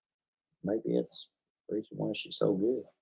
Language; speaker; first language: English; native; English